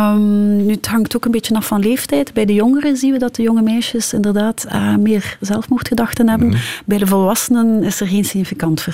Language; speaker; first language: Dutch; native; Dutch